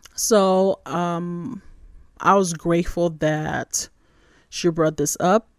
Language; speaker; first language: English; non-native, local second language; Igbo